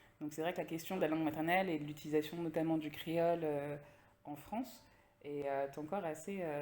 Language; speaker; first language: French; native; French